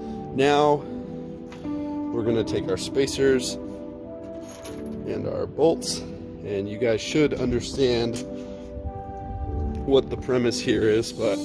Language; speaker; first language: English; native; English